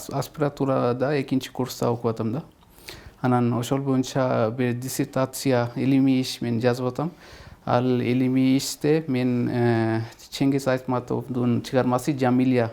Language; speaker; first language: Kyrgyz; non-native, fluent; Urdu